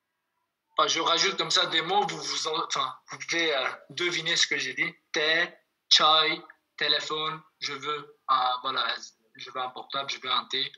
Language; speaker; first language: French; non-native, fluent; Kurdish